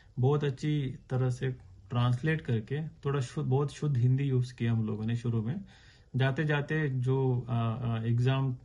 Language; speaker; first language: Hindi; non-native, local second language; Kannada